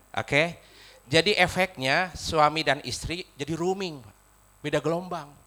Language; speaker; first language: Indonesian; non-native, local second language; Sundanese